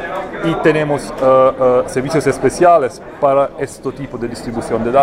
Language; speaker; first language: Spanish; non-native, learner; Italian